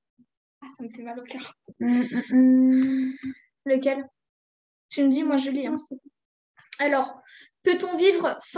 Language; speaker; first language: French; native; French